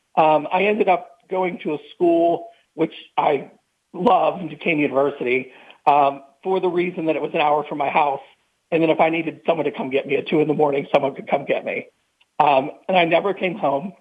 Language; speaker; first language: English; native; English